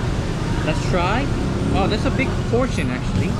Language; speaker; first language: English; non-native, fluent; Korean